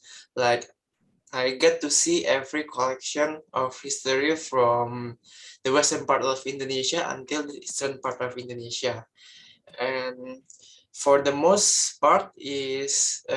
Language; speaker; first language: English; non-native, learner; Indonesian